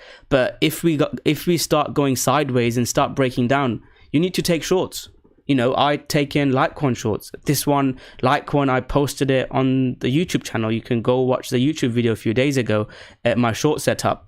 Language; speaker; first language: English; native; English